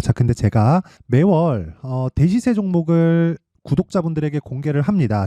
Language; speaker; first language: Korean; native; Korean